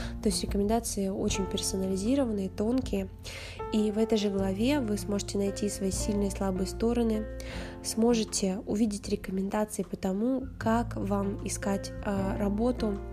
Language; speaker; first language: Russian; native; Russian